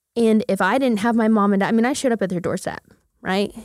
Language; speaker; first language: English; native; English